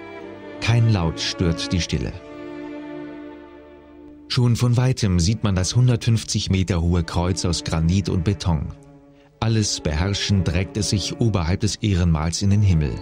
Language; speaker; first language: German; native; German